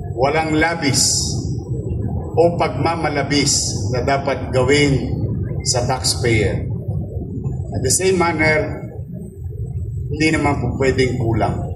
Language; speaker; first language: Filipino; native; Filipino